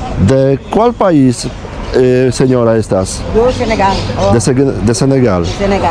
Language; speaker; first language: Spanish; non-native, learner; Polish